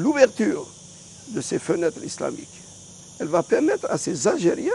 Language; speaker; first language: French; non-native, local second language; Arabic